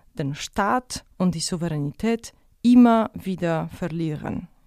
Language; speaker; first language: German; non-native, fluent; Polish